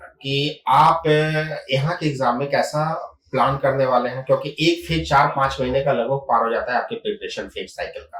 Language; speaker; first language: Hindi; native; Hindi